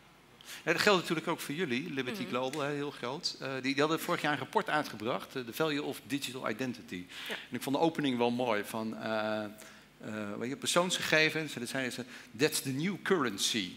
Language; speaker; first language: Dutch; native; Dutch